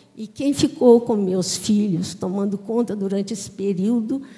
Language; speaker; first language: Portuguese; native; Portuguese